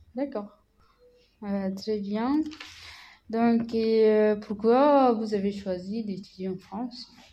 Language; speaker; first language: French; non-native, learner; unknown